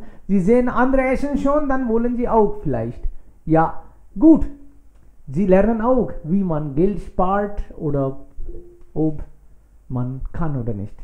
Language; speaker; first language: German; non-native, fluent; Hindi